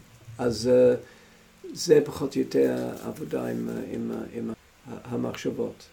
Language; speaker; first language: Hebrew; non-native, fluent; English